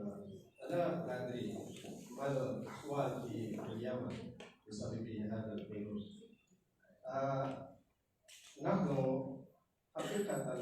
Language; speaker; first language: Arabic; non-native, fluent; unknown